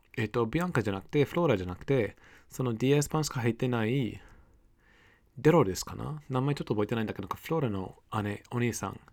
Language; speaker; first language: Japanese; non-native, fluent; English